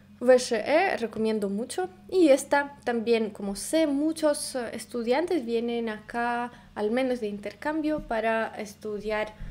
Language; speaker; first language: Spanish; non-native, fluent; Russian